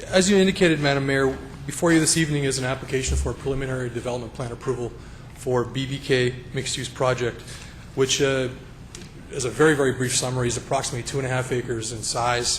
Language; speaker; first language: English; native; English